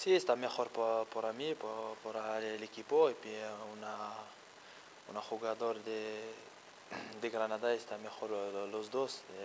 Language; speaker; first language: Spanish; non-native, learner; French